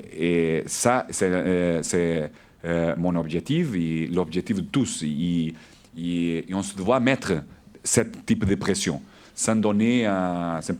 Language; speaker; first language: French; non-native, learner; Portuguese